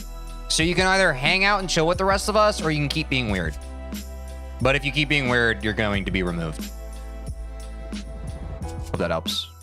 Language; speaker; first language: English; native; English